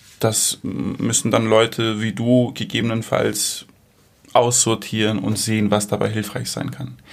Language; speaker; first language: German; early bilingual, other home language; Greek